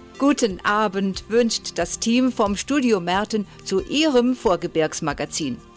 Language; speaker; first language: German; native; German